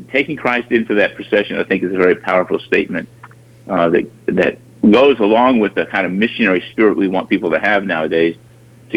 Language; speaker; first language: English; native; English